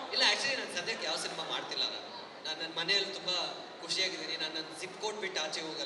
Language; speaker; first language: Kannada; non-native, local second language; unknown